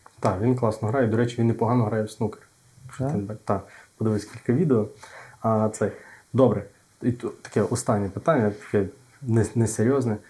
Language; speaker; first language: Ukrainian; native; Ukrainian